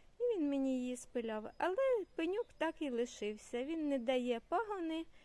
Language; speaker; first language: Ukrainian; non-native, local second language; Russian